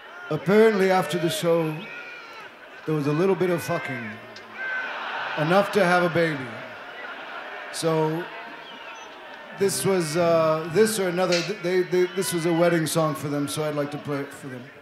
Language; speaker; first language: English; native; English